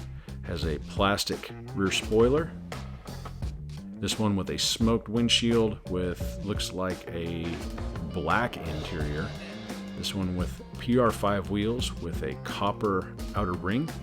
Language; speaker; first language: English; native; English